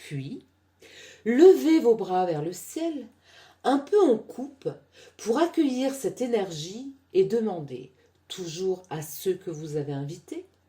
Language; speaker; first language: French; native; French